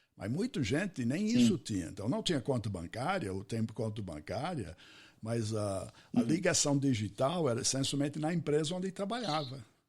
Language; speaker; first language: Portuguese; non-native, fluent; English